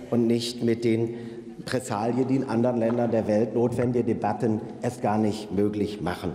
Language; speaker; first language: German; native; German